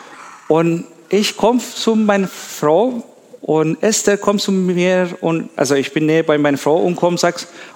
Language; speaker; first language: German; non-native, learner; Persian